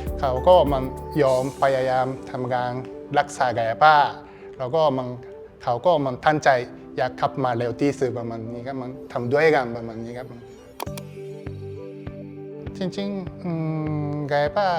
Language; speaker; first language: Thai; non-native, learner; Japanese